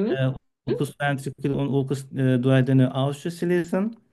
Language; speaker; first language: German; non-native, learner; Turkish